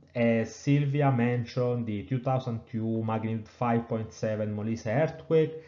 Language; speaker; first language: English; non-native, fluent; Italian